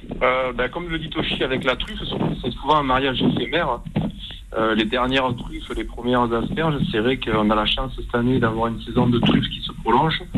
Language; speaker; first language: French; native; French